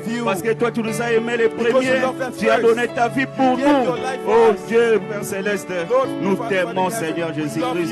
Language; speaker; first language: French; non-native, local second language; Lingala